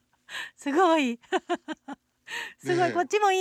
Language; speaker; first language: Japanese; native; Japanese